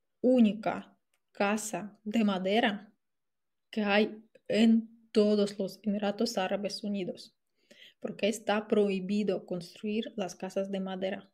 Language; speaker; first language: Spanish; non-native, fluent; Russian